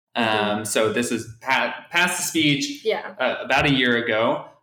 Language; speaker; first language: English; native; English